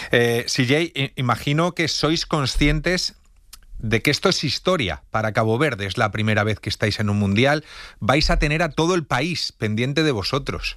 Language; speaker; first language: Spanish; native; Spanish